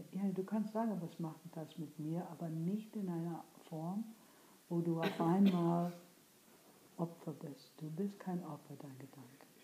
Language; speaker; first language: German; non-native, fluent; English